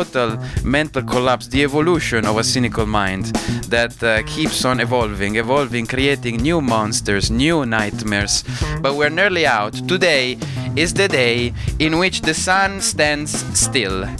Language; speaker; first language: English; non-native, fluent; Italian